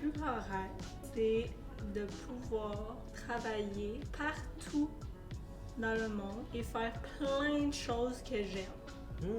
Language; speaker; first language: French; native; French